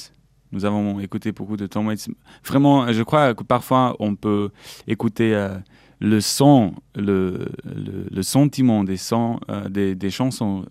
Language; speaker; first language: French; non-native, local second language; German